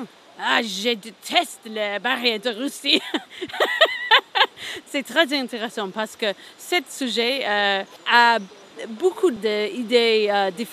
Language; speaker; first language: French; non-native, learner; English